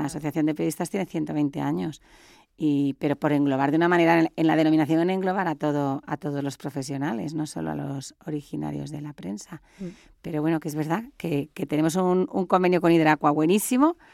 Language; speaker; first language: Spanish; native; Spanish